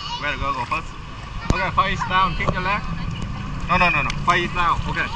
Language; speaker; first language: English; non-native, learner; Vietnamese